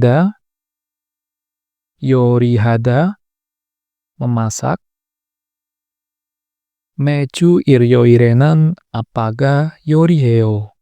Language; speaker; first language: Korean; non-native, fluent; Indonesian